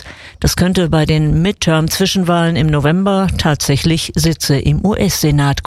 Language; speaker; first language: German; native; German